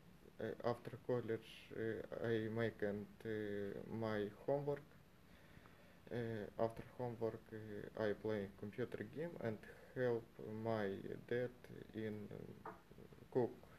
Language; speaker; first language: English; non-native, learner; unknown